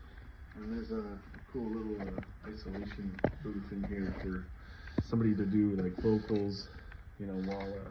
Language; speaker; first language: English; native; English